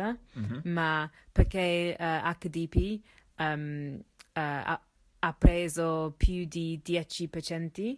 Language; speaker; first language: Italian; non-native, learner; English